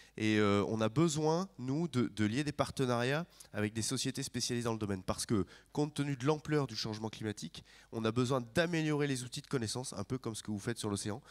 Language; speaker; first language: French; native; French